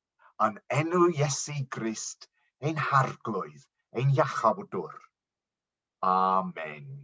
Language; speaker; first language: Welsh; non-native, local second language; English